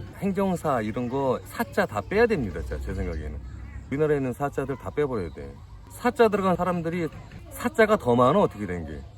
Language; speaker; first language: Korean; native; Korean